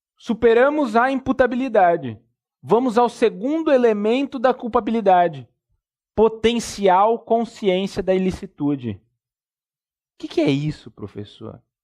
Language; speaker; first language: Portuguese; native; Portuguese